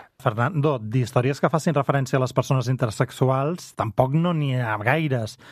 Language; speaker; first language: Catalan; native; Catalan